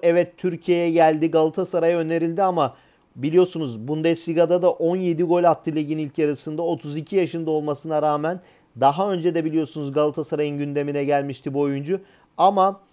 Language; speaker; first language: Turkish; native; Turkish